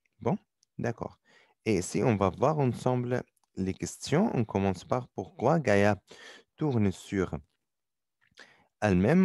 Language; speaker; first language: French; non-native, learner; Arabic